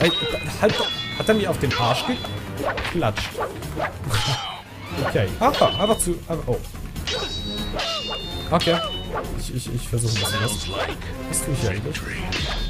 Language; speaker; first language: German; native; German